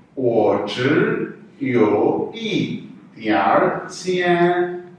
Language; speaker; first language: Chinese; non-native, fluent; Urdu